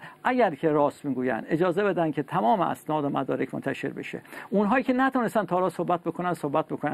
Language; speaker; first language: Persian; native; Persian